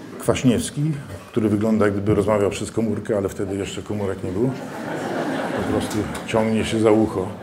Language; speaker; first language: Polish; early bilingual, heritage; Polish